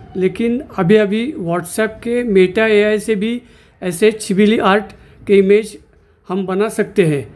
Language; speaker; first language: Hindi; non-native, local second language; Marathi